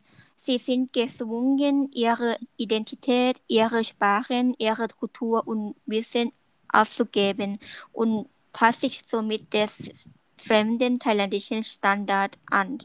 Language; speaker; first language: German; non-native, learner; Thai